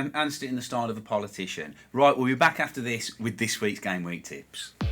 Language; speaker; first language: English; native; English